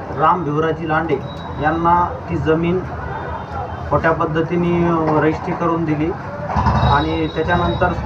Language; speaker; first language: Marathi; native; Marathi